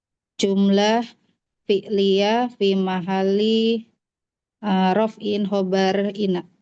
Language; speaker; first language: Arabic; non-native, learner; Indonesian